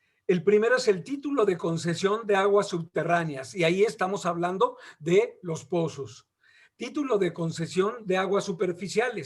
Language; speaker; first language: Spanish; native; Spanish